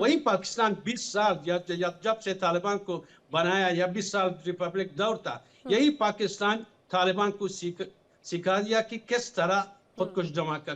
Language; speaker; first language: Hindi; non-native, fluent; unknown